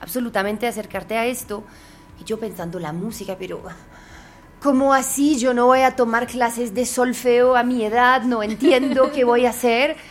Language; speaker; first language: Spanish; non-native, fluent; French